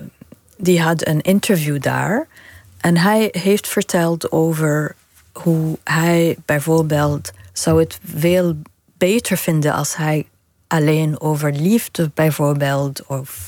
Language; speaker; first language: Dutch; non-native, fluent; Arabic